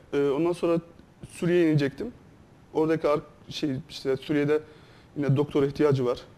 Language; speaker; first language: Turkish; non-native, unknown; Arabic